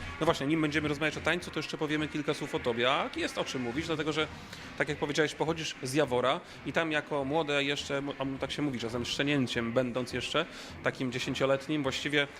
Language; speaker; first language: Polish; native; Polish